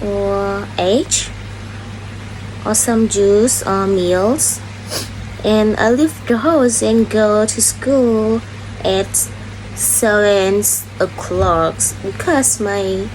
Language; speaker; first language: English; non-native, learner; Indonesian